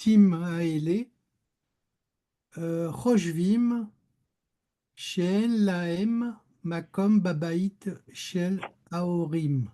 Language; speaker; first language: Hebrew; non-native, learner; French